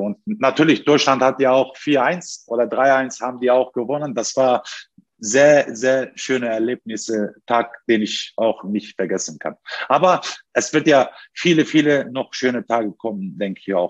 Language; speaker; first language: German; non-native, learner; Turkish